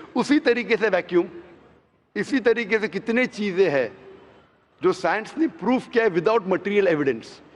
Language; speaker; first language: Hindi; non-native, local second language; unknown